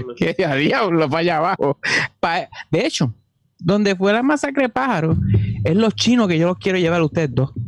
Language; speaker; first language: Spanish; native; Spanish